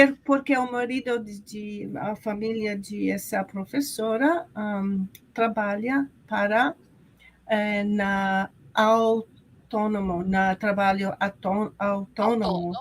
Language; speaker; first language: Portuguese; non-native, learner; English